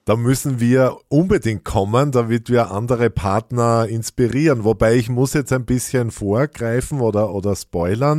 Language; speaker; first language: German; native; German